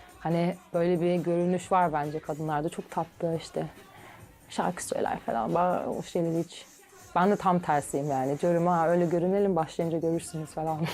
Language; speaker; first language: Turkish; early bilingual, heritage; Turkish